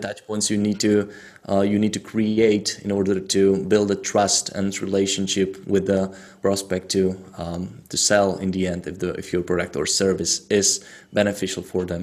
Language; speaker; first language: English; non-native, fluent; Czech